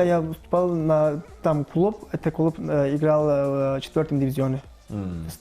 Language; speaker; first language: Russian; non-native, learner; Turkish